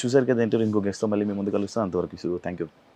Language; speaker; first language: Telugu; native; Telugu